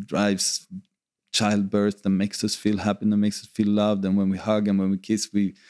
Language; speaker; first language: English; non-native, fluent; Swedish